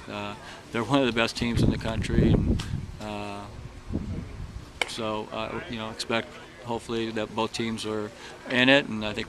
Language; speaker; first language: English; native; English